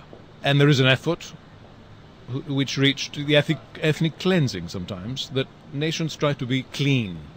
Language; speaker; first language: English; non-native, fluent; Greek